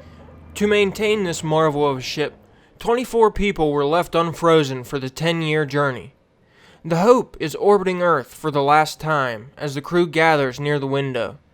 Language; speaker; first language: English; native; English